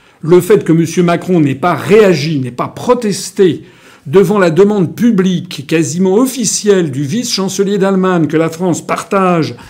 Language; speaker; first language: French; native; French